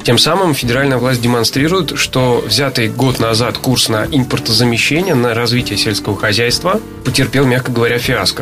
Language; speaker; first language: Russian; native; Russian